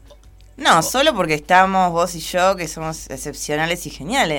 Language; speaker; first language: Spanish; native; Spanish